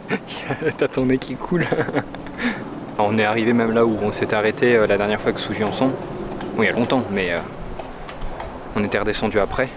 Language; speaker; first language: French; native; French